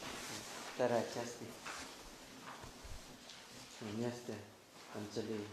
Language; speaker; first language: Russian; non-native, learner; Thai